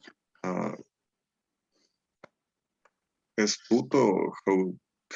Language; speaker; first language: English; non-native, learner; Spanish